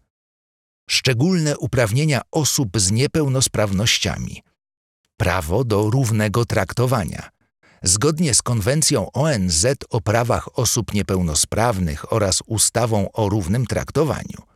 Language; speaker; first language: Polish; native; Polish